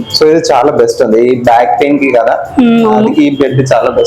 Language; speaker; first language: Telugu; non-native, learner; Malayalam